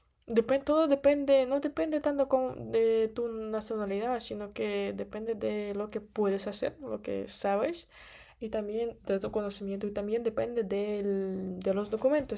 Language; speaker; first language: Spanish; non-native, fluent; Russian